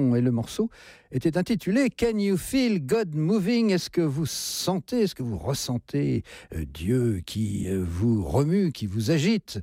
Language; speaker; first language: French; native; French